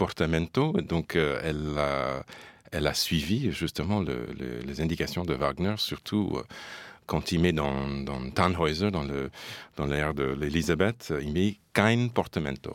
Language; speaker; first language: French; non-native, fluent; English